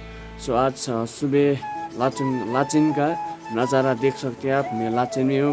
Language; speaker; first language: Hindi; non-native, local second language; Nepali